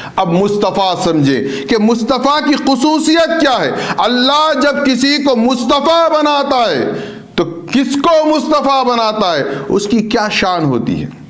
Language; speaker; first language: Urdu; native; Urdu